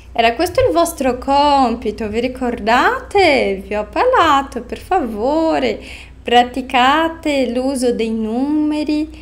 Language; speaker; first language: Italian; non-native, fluent; Portuguese